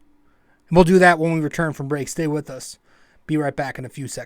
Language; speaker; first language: English; native; English